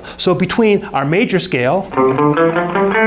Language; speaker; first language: English; native; English